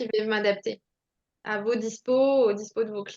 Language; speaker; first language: French; native; French